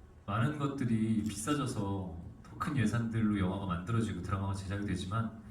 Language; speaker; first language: Korean; native; Korean